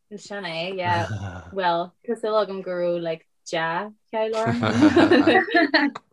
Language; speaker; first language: Irish; non-native, local second language; English